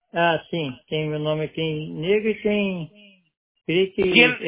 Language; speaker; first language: Spanish; non-native, learner; Portuguese